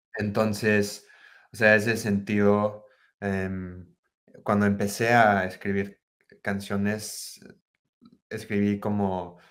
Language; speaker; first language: Spanish; early bilingual, heritage; Spanish